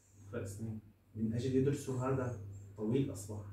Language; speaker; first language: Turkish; non-native, learner; Arabic